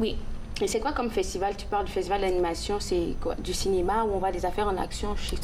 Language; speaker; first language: French; native; French